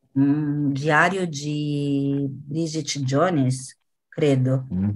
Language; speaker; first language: Italian; non-native, fluent; Portuguese